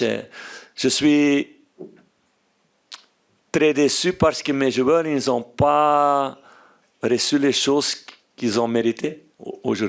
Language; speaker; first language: French; non-native, fluent; Dutch